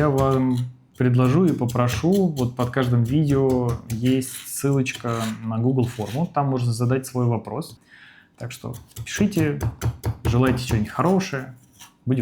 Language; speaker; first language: Russian; native; Russian